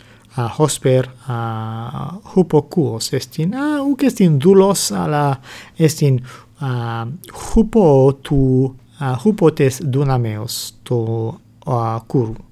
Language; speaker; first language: Greek; non-native, fluent; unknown